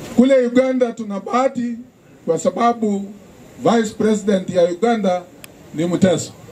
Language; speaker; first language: Swahili; non-native, local second language; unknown